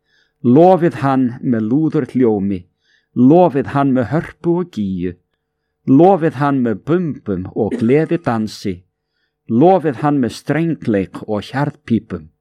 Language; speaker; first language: Icelandic; native; Icelandic